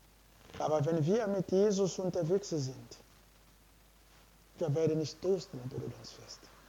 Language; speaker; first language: German; non-native, learner; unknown